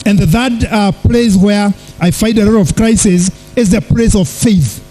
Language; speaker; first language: English; non-native, local second language; Swahili